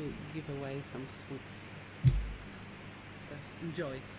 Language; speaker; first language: English; non-native, fluent; Polish